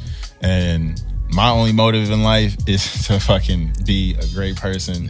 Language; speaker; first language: English; native; English